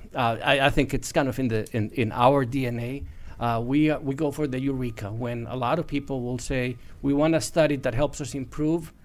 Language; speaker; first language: English; non-native, fluent; Spanish